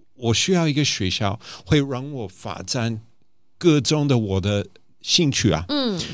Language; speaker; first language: Chinese; non-native, fluent; German